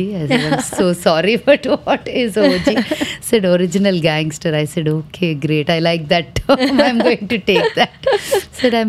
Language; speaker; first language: English; non-native, local second language; Telugu